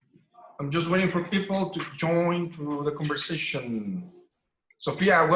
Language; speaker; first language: English; non-native, fluent; Spanish